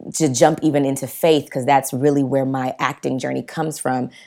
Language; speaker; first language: English; native; English